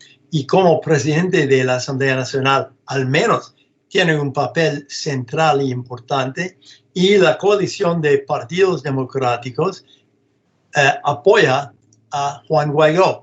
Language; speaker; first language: Spanish; non-native, fluent; English